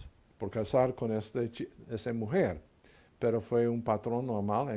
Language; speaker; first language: Spanish; non-native, learner; English